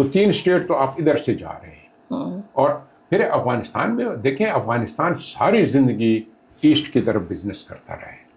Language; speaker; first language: Urdu; non-native, local second language; Pashto